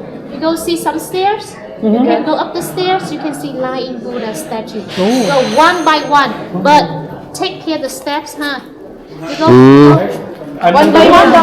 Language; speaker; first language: English; non-native, learner; Vietnamese